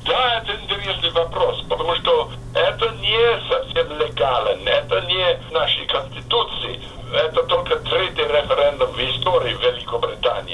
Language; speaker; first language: Russian; non-native, fluent; English